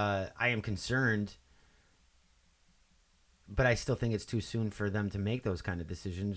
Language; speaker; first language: English; native; English